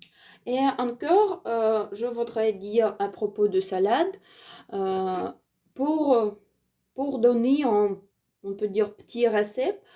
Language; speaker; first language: French; non-native, learner; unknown